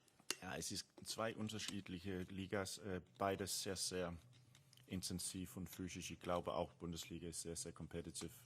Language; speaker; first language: German; non-native, learner; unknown